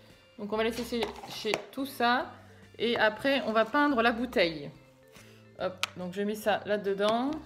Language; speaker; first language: French; native; French